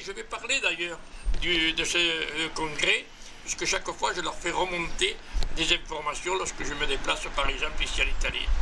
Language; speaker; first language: French; native; French